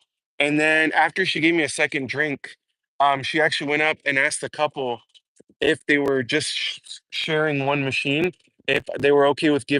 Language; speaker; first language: English; native; English